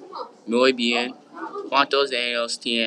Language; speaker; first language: Spanish; non-native, learner; English